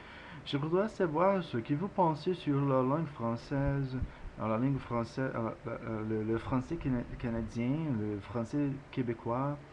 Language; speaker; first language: French; non-native, learner; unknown